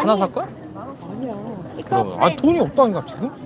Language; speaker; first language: Korean; native; Korean